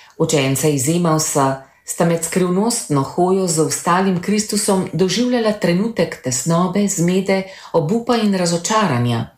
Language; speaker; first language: Slovenian; native; Slovenian